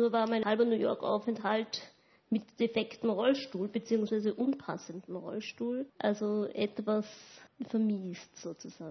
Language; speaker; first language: German; native; German